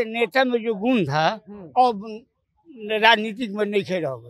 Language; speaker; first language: Hindi; native; Hindi